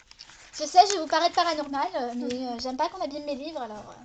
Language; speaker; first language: French; native; French